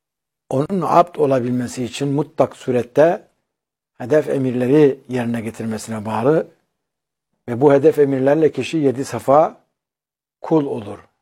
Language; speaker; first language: Turkish; native; Turkish